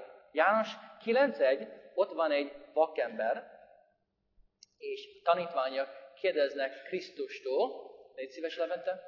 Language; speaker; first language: Hungarian; non-native, fluent; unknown